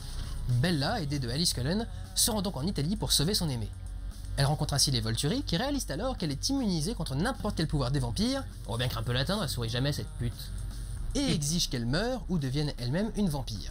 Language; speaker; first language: French; native; French